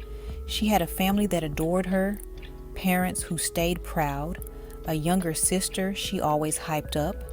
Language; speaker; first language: English; native; English